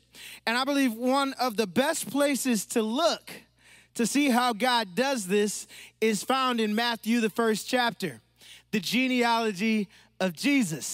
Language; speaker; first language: English; native; English